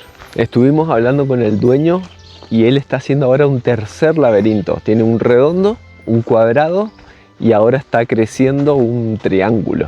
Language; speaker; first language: Spanish; native; Spanish